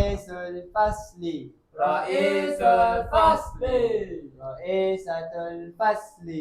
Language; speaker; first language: Arabic; non-native, learner; Malay